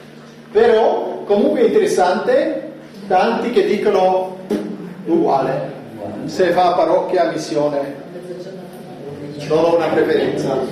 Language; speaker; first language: Italian; non-native, fluent; German